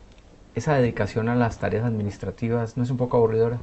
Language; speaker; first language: Spanish; native; Spanish